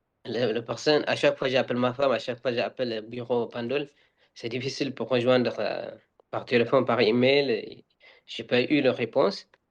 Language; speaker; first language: French; non-native, learner; Arabic